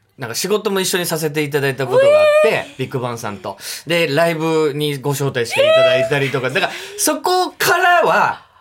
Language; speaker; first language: Japanese; native; Japanese